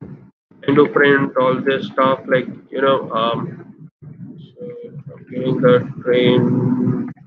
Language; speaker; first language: English; non-native, local second language; Hindi